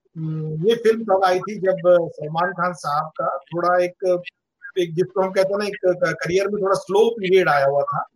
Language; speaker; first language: Hindi; non-native, local second language; Marathi